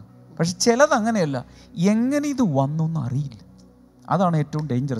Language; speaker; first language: Malayalam; native; Malayalam